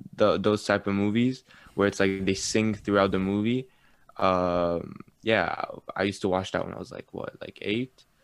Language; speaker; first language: English; early bilingual, other home language; Arabic